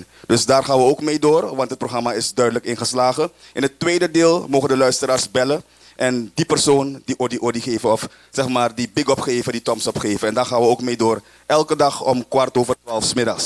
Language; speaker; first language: Dutch; native; Dutch